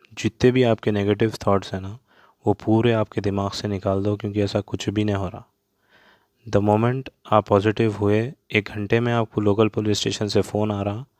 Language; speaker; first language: Hindi; non-native, local second language; Urdu